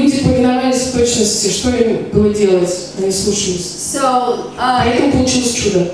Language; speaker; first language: Russian; native; Russian